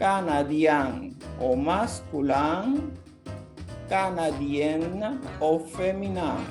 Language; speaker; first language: French; non-native, fluent; Portuguese